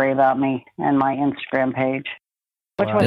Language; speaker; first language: English; native; English